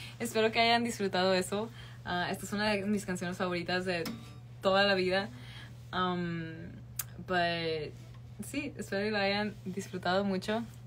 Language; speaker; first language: Spanish; native; Spanish